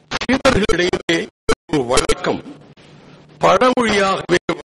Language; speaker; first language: Tamil; native; Tamil